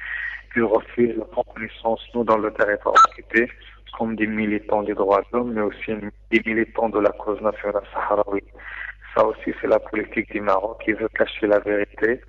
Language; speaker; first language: French; non-native, local second language; Arabic